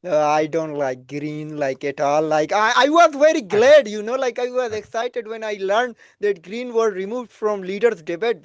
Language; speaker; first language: English; non-native, fluent; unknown